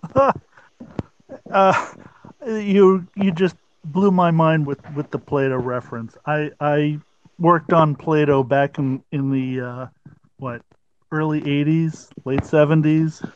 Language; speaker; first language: English; native; English